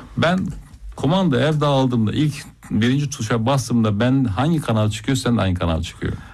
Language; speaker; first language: Turkish; non-native, local second language; Zaza